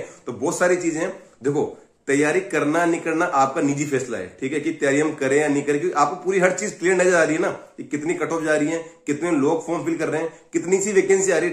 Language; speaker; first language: Hindi; native; Hindi